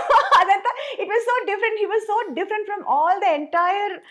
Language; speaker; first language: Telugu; non-native, fluent; Tamil